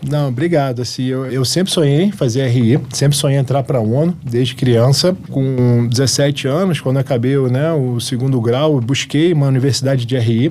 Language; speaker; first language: Portuguese; early bilingual, heritage; Arabic